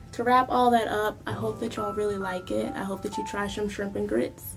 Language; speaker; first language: English; native; English